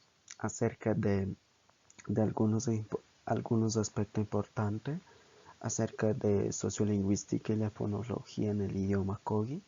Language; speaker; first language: Spanish; non-native, local second language; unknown